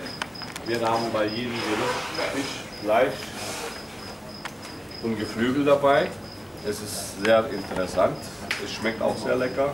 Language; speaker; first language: German; non-native, fluent; Turkish